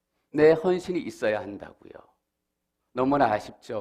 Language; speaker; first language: Korean; native; Korean